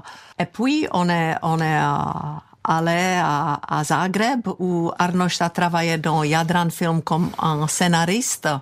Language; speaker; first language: French; non-native, fluent; Czech